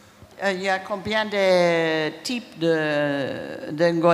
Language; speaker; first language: French; non-native, fluent; English